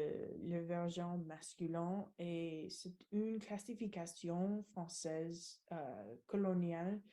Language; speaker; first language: French; non-native, learner; English